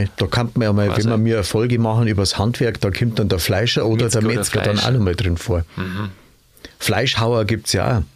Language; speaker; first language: German; native; German